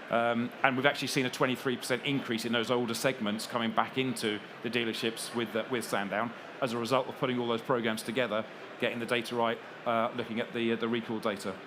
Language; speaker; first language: English; native; English